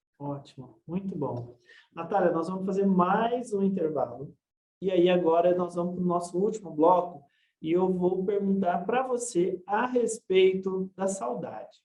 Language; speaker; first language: Portuguese; native; Portuguese